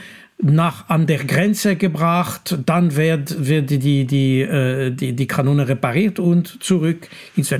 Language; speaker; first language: German; non-native, local second language; French